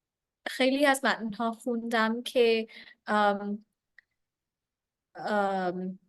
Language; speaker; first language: Persian; non-native, learner; English